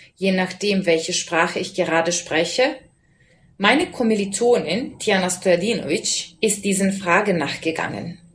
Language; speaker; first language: German; non-native, fluent; Serbian